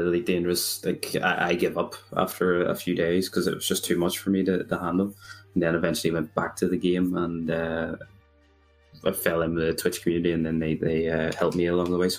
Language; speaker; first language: English; native; English